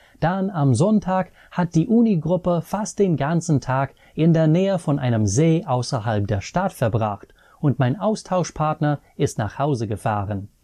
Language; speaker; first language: German; non-native, fluent; English